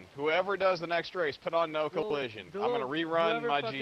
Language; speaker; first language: English; native; English